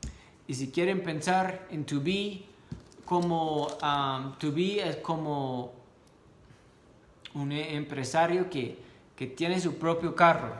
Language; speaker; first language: Spanish; non-native, fluent; English